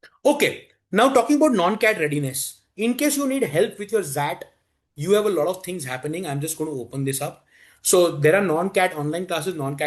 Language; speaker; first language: English; non-native, local second language; Hindi